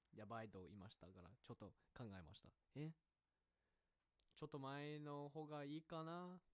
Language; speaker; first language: Japanese; non-native, learner; English